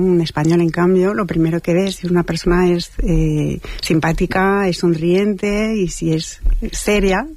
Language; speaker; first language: Spanish; non-native, fluent; French